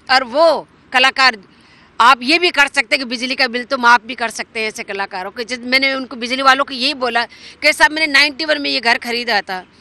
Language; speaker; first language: Hindi; native; Hindi